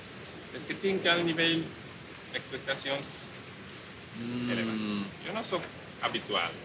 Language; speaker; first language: Catalan; non-native, fluent; Hungarian